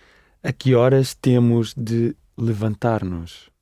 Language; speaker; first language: Portuguese; non-native, learner; English